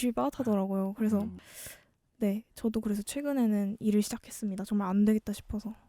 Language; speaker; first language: Korean; native; Korean